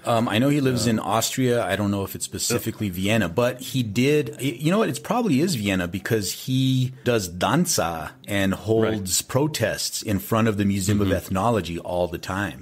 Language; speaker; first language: English; native; English